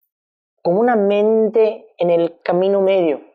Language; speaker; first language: Spanish; non-native, fluent; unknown